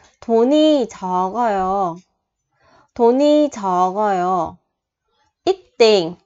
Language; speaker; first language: Korean; non-native, fluent; Vietnamese